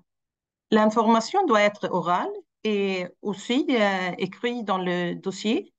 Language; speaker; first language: French; non-native, fluent; Swedish